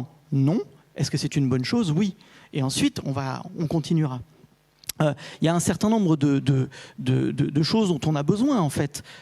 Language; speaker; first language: French; native; French